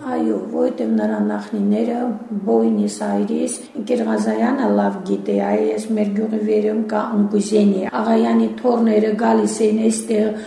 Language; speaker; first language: Armenian; native; Armenian